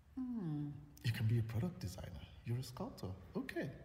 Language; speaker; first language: English; non-native, local second language; Yoruba